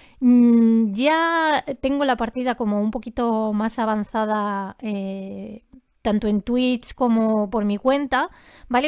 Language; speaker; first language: Spanish; native; Spanish